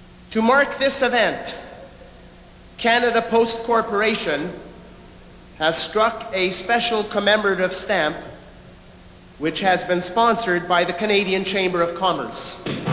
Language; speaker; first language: English; native; English